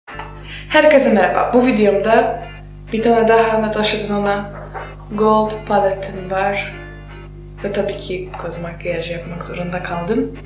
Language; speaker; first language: Turkish; non-native, fluent; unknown